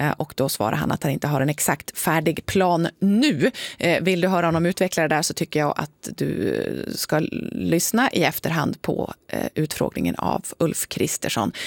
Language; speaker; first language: Swedish; native; Swedish